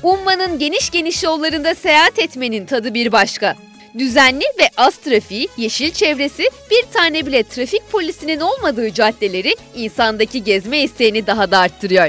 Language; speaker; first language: Turkish; native; Turkish